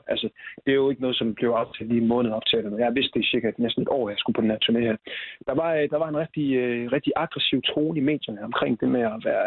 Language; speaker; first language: Danish; early bilingual, other home language; Swahili